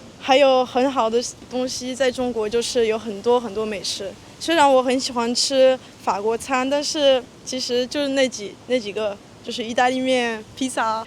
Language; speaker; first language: Chinese; early bilingual, heritage; French